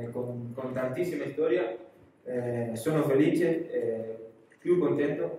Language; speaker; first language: Italian; non-native, learner; Spanish